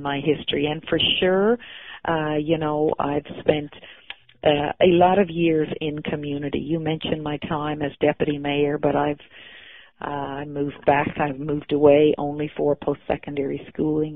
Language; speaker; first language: English; native; English